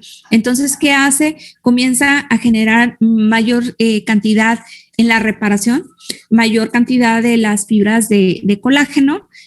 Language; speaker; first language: Spanish; native; Spanish